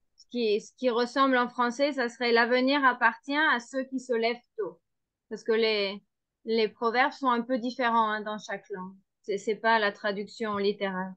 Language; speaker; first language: French; non-native, fluent; Spanish